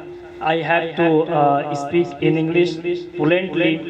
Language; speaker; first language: English; non-native, learner; Urdu